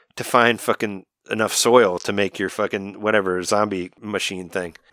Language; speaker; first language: English; native; English